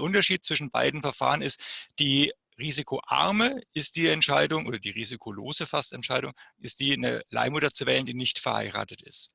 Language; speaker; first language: German; native; German